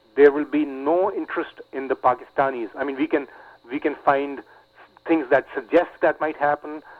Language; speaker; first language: English; non-native, local second language; Urdu